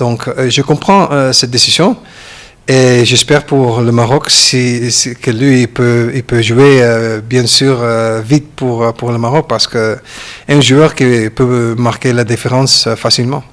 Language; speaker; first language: French; non-native, learner; Dutch